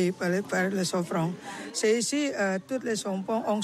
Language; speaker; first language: French; non-native, learner; Indonesian